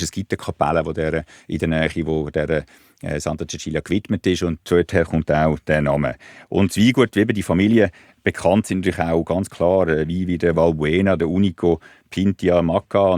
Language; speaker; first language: German; native; German